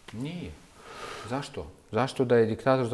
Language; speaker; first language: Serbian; non-native, fluent; Russian